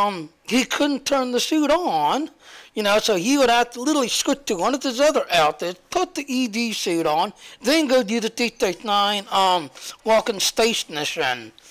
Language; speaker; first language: English; native; English